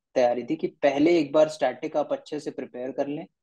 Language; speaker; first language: Hindi; native; Hindi